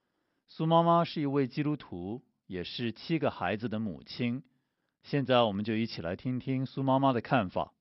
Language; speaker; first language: Chinese; native; Chinese